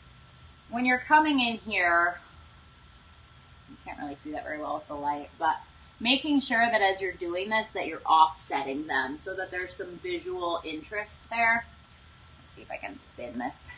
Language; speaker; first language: English; native; English